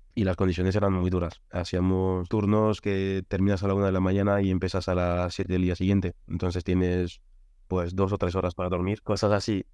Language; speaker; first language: Spanish; non-native, fluent; French